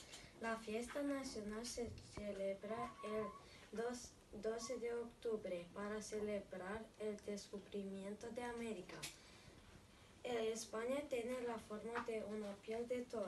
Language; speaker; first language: Spanish; non-native, learner; Romanian